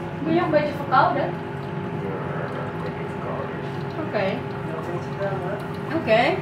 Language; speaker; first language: Dutch; non-native, learner; Filipino